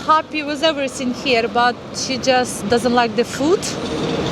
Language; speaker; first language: English; non-native, fluent; Russian